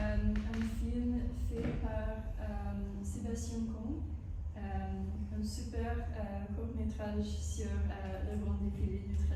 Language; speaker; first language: French; non-native, fluent; English